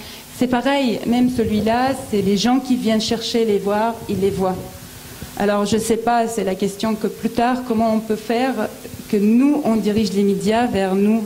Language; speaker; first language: French; non-native, fluent; Arabic